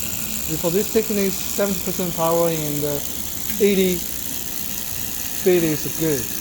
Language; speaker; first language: English; non-native, learner; Chinese